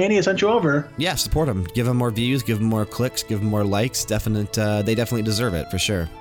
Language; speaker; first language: English; native; English